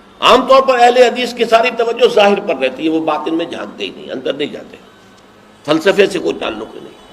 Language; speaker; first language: Urdu; native; Urdu